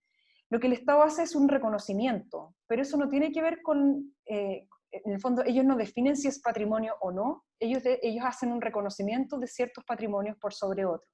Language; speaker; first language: Spanish; native; Spanish